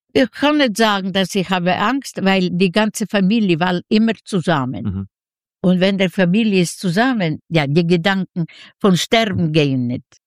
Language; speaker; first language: German; non-native, learner; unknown